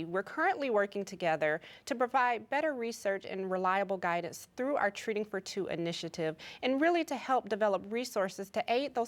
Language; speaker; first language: English; native; English